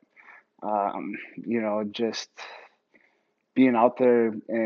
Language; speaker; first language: English; native; English